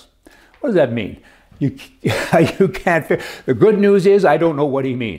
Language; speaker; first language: English; native; English